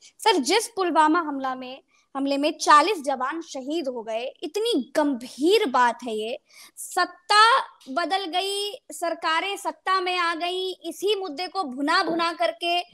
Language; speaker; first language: Hindi; native; Hindi